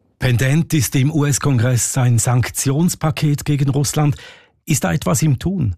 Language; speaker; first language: German; native; German